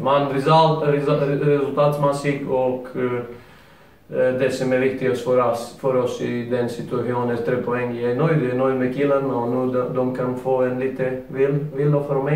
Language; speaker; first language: Swedish; non-native, learner; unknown